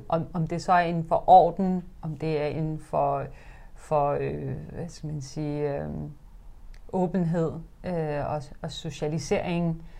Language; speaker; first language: Danish; early bilingual, other home language; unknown